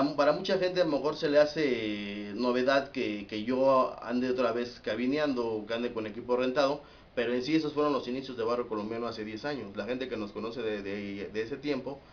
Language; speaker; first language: Spanish; native; Spanish